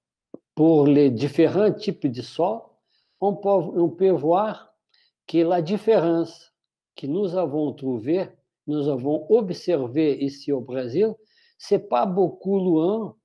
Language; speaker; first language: French; non-native, fluent; Portuguese